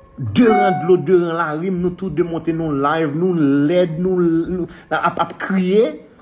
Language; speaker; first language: Haitian Creole; native; Haitian Creole